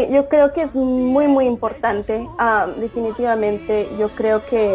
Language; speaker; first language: Spanish; early bilingual, heritage; Spanish